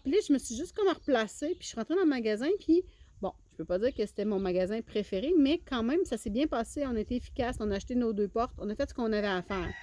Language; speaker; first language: French; native; French